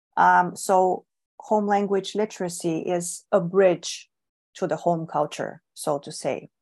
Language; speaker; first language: English; non-native, fluent; Bulgarian